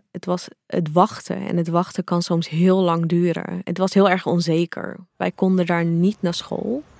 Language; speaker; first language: Dutch; early bilingual, other home language; Arabic